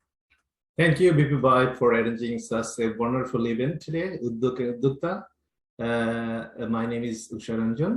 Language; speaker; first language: English; non-native, local second language; Bangla